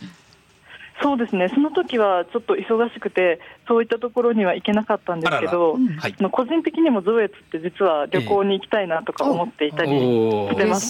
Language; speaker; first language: Japanese; native; Japanese